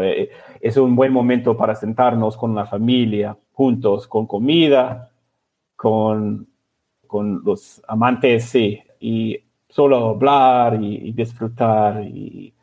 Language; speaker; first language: Spanish; non-native, learner; English